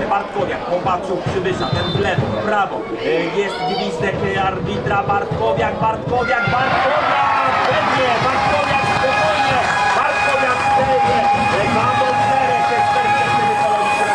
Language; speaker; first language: Polish; native; Polish